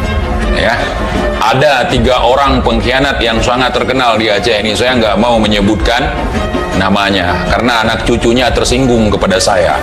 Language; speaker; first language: Indonesian; native; Indonesian